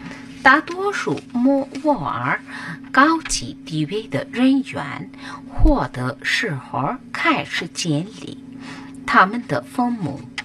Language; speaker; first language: Chinese; non-native, learner; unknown